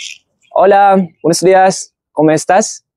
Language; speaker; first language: Spanish; non-native, learner; Malay